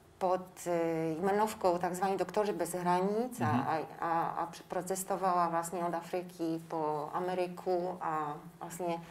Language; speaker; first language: Czech; non-native, fluent; Polish